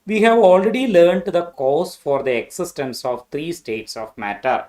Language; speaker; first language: English; non-native, local second language; Malayalam